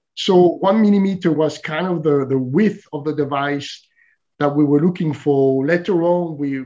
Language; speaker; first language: English; non-native, fluent; French